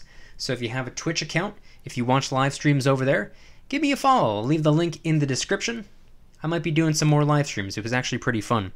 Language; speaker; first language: English; native; English